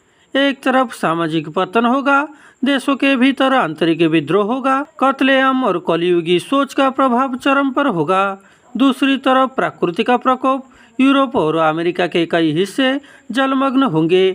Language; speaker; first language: Hindi; non-native, local second language; Odia